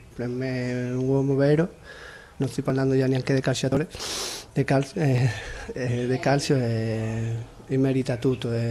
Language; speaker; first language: Italian; non-native, fluent; Spanish